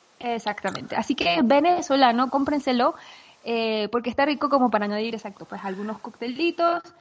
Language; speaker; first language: Spanish; native; Spanish